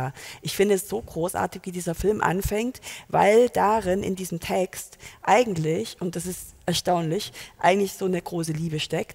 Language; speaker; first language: German; native; German